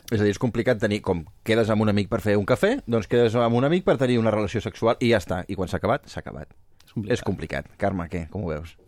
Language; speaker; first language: Catalan; native; Catalan